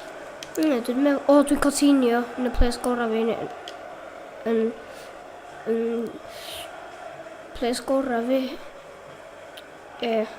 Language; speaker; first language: Welsh; native; Welsh